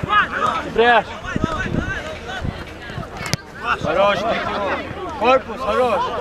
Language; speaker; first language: Russian; non-native, local second language; Chechen